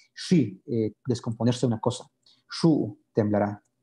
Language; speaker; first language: Spanish; native; Spanish